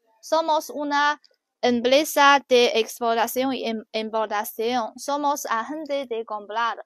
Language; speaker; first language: Spanish; non-native, learner; Chinese